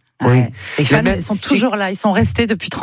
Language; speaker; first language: French; native; French